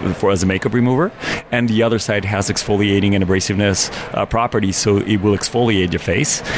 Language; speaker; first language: English; non-native, fluent; Spanish